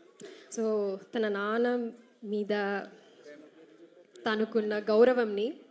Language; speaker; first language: Telugu; non-native, learner; Malayalam